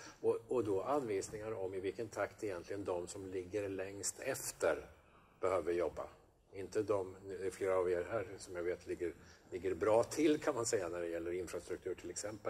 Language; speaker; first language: Swedish; native; Swedish